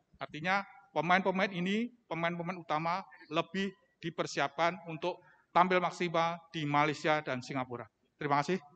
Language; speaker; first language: Indonesian; native; Indonesian